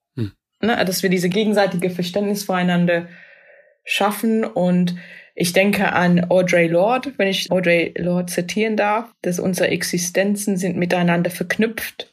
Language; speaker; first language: German; non-native, fluent; English